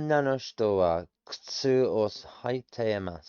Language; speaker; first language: Japanese; non-native, learner; English